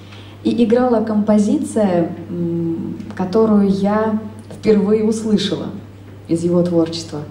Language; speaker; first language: Russian; native; Russian